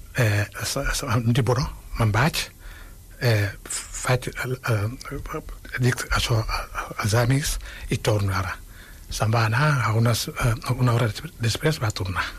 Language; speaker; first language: Catalan; non-native, fluent; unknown